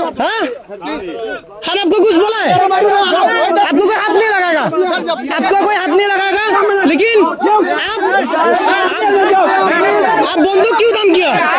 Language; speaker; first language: Hindi; non-native, learner; Bangla